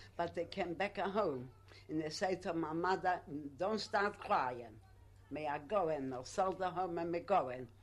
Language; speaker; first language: English; non-native, learner; Polish